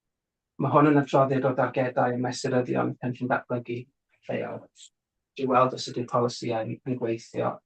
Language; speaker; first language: Welsh; native; Welsh